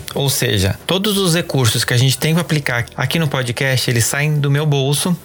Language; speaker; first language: Portuguese; native; Portuguese